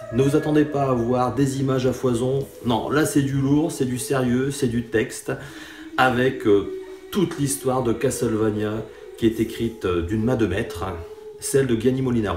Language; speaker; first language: French; native; French